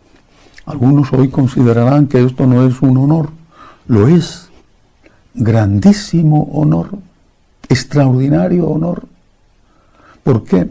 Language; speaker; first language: Spanish; native; Spanish